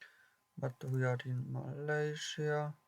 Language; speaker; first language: English; non-native, fluent; Polish